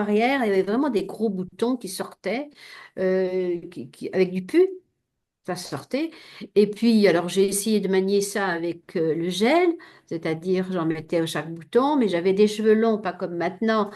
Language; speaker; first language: French; native; French